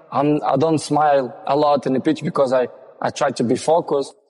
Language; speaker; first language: English; non-native, fluent; Portuguese